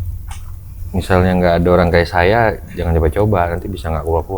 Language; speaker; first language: Indonesian; native; Indonesian